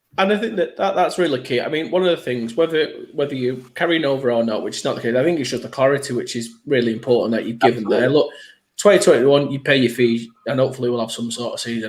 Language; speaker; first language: English; native; English